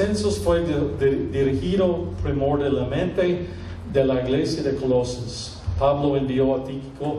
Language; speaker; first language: Spanish; non-native, fluent; English